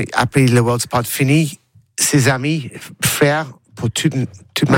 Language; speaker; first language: French; non-native, learner; English